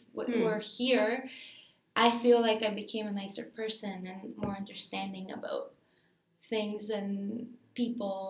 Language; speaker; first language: English; non-native, fluent; Greek